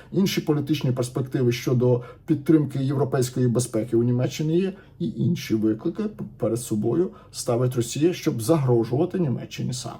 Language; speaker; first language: Ukrainian; native; Ukrainian